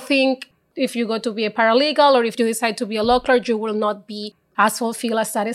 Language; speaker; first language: English; non-native, fluent; Spanish